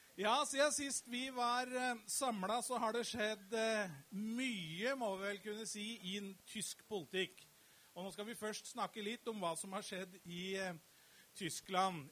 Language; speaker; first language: Norwegian; native; Norwegian